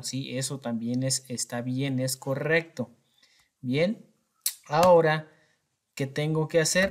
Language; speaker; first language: Spanish; native; Spanish